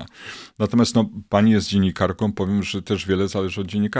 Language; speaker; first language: Polish; native; Polish